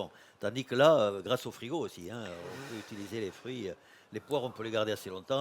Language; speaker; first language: French; native; French